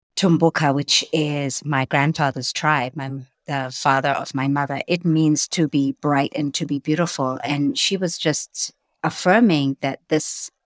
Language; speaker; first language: English; native; English